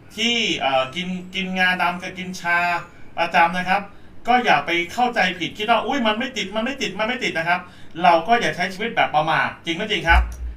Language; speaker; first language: Thai; native; Thai